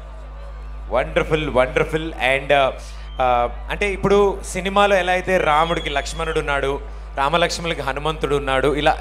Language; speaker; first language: Telugu; native; Telugu